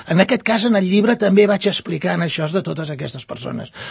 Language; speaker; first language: Catalan; non-native, local second language; Spanish